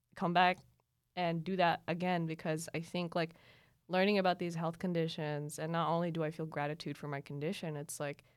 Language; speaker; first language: English; early bilingual, other home language; Cebuano